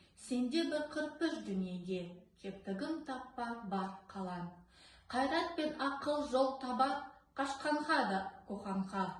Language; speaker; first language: Kazakh; non-native, local second language; Russian